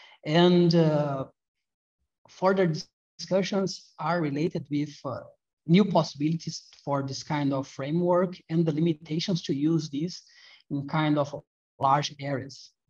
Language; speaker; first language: English; non-native, fluent; Portuguese